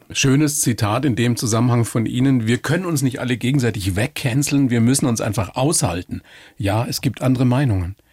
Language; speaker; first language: German; native; German